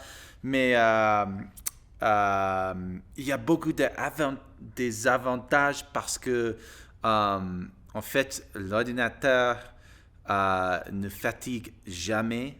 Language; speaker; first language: French; non-native, learner; English